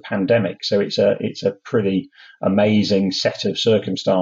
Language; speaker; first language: English; native; English